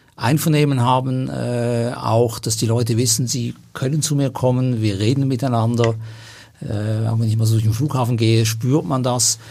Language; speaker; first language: German; native; German